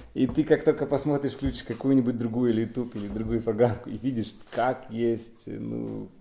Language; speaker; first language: Russian; non-native, local second language; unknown